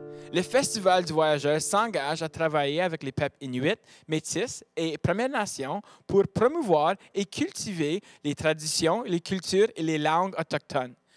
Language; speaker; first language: French; native; French